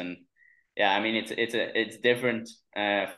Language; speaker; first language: English; non-native, fluent; Swedish